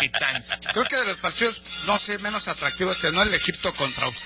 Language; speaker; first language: Spanish; native; Spanish